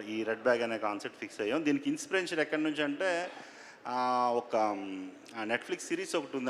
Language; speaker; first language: Telugu; native; Telugu